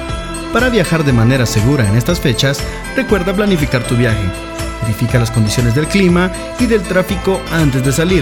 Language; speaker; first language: Spanish; native; Spanish